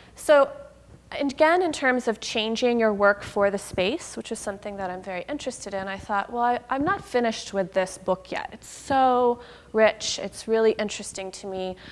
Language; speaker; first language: English; native; English